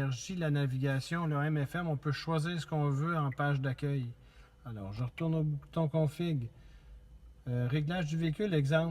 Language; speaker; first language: French; native; French